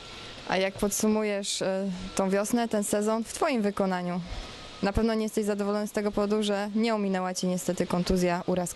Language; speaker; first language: Polish; native; Polish